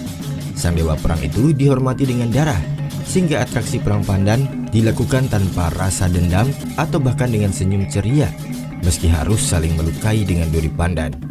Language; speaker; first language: Indonesian; native; Indonesian